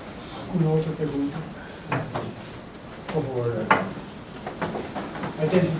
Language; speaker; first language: Portuguese; non-native, fluent; Spanish